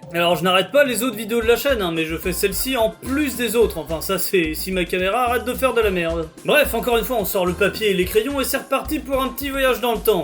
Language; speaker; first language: French; native; French